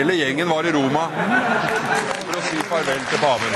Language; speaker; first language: Norwegian; native; Norwegian